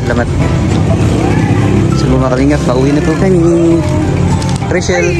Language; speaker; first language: Filipino; non-native, local second language; Cebuano